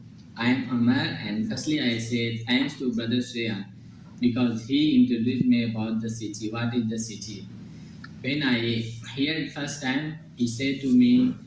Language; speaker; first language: English; non-native, learner; Hindi